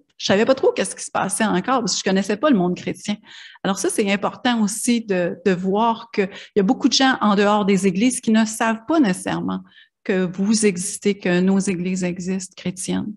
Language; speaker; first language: French; native; French